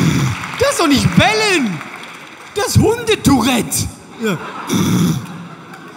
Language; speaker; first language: German; native; German